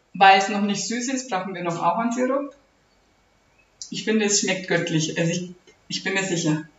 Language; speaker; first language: German; native; German